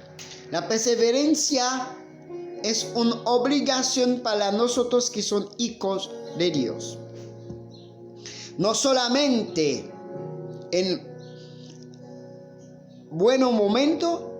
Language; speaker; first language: Spanish; non-native, learner; Haitian Creole